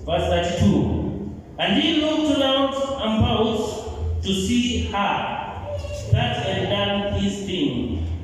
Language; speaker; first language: English; non-native, local second language; Swahili